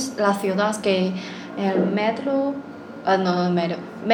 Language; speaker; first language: Spanish; non-native, learner; Chinese